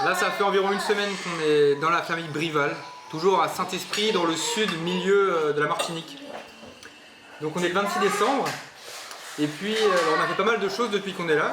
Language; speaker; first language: French; native; French